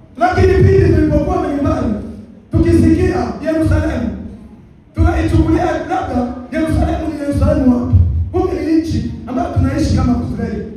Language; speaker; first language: Swahili; native; Swahili